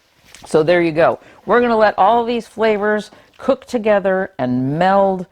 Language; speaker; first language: English; native; English